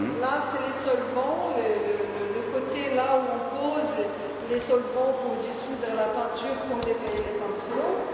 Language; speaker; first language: French; non-native, fluent; Portuguese